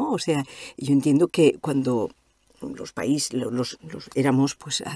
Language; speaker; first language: Spanish; native; Spanish